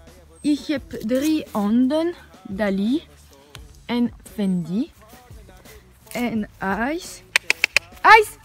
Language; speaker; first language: Dutch; non-native, learner; French